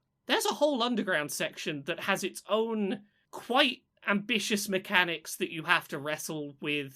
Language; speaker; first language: English; native; English